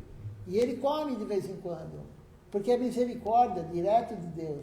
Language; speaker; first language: Portuguese; native; Portuguese